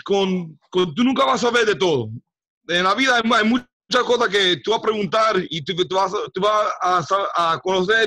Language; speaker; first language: Spanish; early bilingual, heritage; Spanish